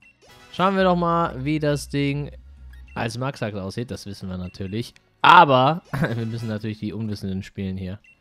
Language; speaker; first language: German; native; German